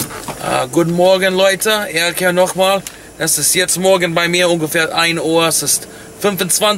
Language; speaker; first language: German; non-native, learner; English